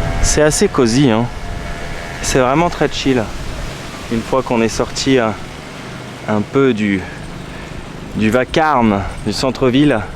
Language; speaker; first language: French; native; French